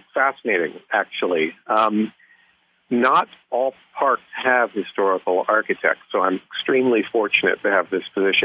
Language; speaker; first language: English; native; English